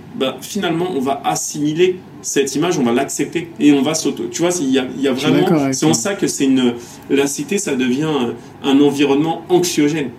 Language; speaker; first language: French; native; French